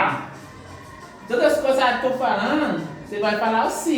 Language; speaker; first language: Portuguese; non-native, learner; Haitian Creole